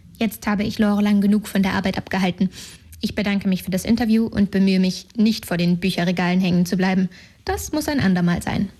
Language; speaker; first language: German; native; German